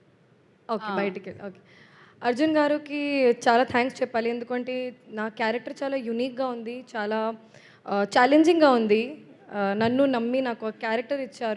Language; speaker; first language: Telugu; non-native, fluent; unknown